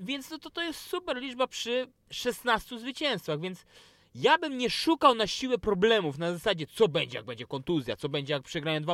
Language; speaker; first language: Polish; native; Polish